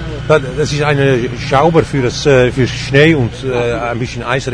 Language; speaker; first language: German; non-native, learner; Dutch